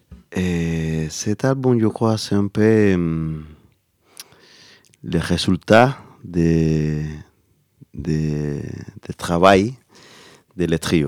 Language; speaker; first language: French; non-native, learner; Spanish